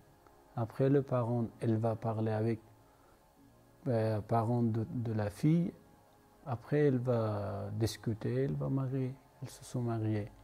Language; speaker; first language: French; non-native, learner; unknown